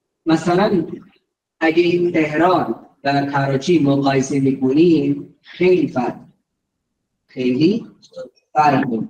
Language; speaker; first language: Persian; non-native, fluent; Urdu